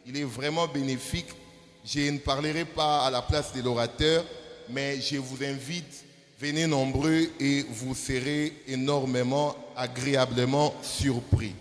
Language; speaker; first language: French; non-native, local second language; Lingala